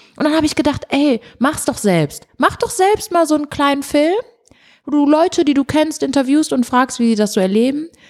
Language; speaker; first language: German; early bilingual, other home language; Portuguese